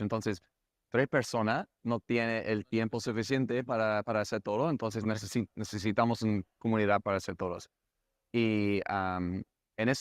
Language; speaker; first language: Spanish; non-native, fluent; English